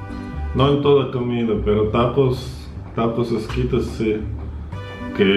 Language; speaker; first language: Spanish; non-native, fluent; Russian